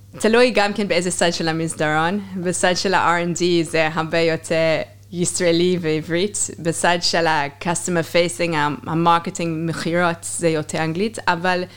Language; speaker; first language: Hebrew; non-native, fluent; English